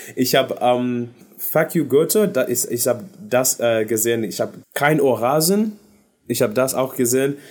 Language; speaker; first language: German; non-native, learner; English